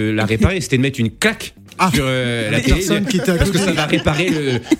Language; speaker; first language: French; native; French